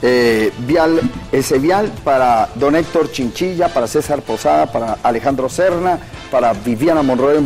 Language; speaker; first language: Spanish; native; Spanish